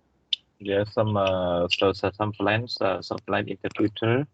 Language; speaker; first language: English; non-native, learner; Vietnamese